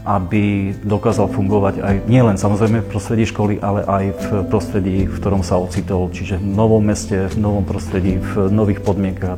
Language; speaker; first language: Slovak; native; Slovak